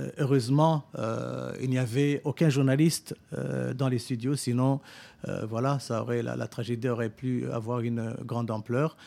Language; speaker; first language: French; non-native, local second language; Rundi